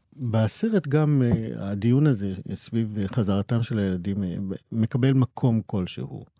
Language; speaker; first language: Hebrew; native; Hebrew